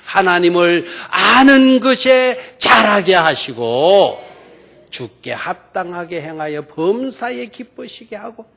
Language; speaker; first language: Korean; native; Korean